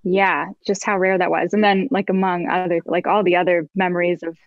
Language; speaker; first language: English; native; English